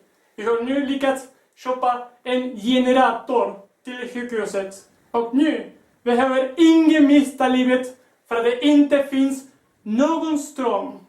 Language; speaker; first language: Swedish; non-native, learner; Spanish